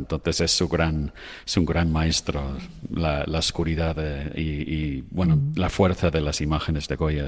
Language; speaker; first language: Spanish; non-native, fluent; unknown